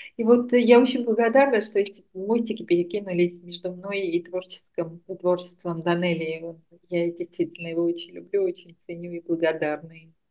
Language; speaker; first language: Russian; non-native, local second language; Armenian